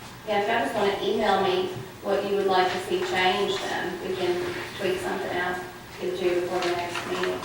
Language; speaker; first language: English; native; English